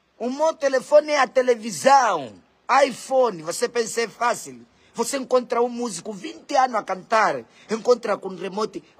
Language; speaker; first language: Portuguese; non-native, local second language; Makhuwa